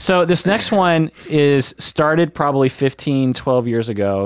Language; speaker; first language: English; native; English